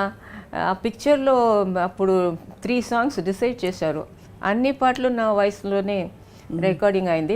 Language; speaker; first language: Telugu; non-native, local second language; Tamil